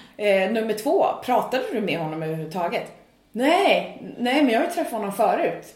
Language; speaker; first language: Swedish; native; Swedish